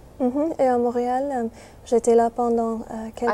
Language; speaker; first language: French; non-native, fluent; English